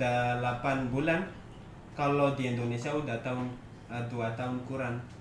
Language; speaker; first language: Indonesian; non-native, fluent; Malagasy